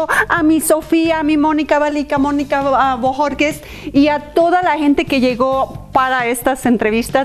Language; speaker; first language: Spanish; native; Spanish